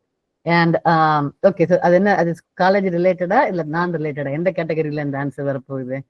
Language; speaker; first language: Tamil; native; Tamil